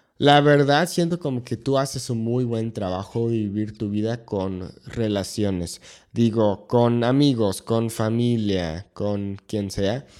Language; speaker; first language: Spanish; non-native, fluent; English